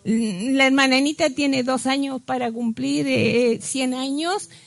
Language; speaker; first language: Spanish; native; Spanish